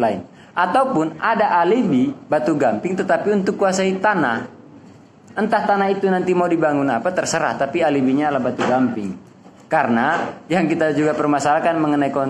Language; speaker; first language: Indonesian; native; Indonesian